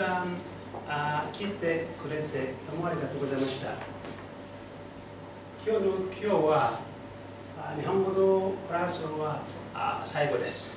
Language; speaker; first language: Japanese; non-native, learner; Mossi